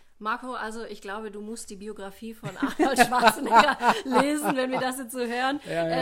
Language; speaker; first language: German; native; German